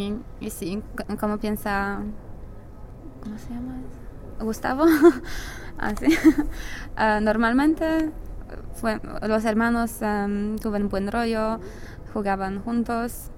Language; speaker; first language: Spanish; non-native, learner; English